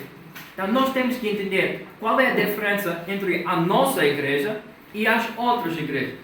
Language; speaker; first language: Portuguese; non-native, fluent; English